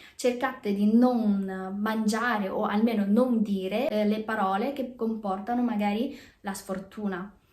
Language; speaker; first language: Italian; early bilingual, other home language; Chinese